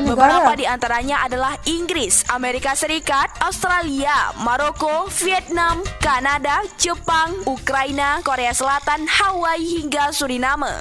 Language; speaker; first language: Indonesian; native; Indonesian